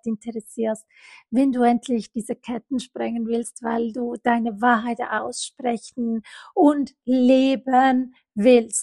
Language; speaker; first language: German; non-native, fluent; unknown